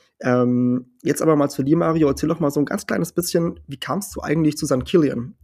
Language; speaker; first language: German; early bilingual, heritage; German